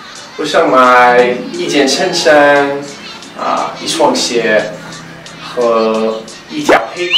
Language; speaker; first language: Chinese; non-native, learner; English